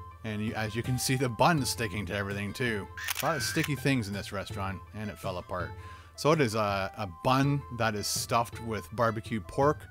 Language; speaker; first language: English; native; English